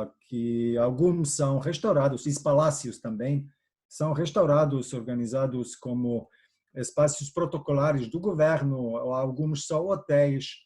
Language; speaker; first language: Portuguese; non-native, fluent; Slovenian